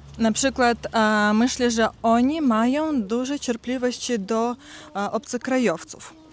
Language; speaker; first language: Polish; non-native, learner; Ukrainian